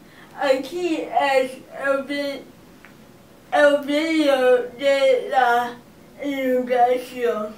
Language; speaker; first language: Spanish; non-native, learner; English